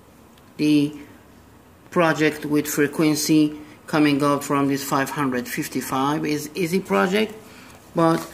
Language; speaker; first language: English; non-native, learner; Persian